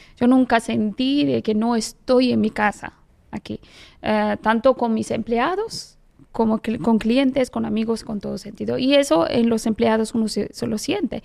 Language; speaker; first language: Spanish; non-native, fluent; Persian